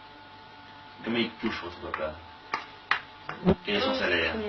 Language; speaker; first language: French; native; French